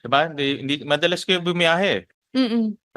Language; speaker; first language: Filipino; native; Filipino